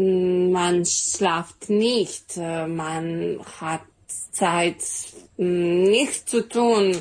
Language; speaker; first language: German; non-native, learner; Serbian